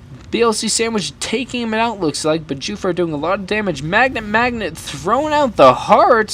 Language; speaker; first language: English; native; English